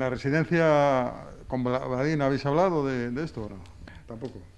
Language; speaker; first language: Spanish; native; Spanish